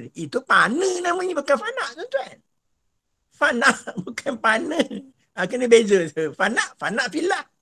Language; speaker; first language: Malay; native; Malay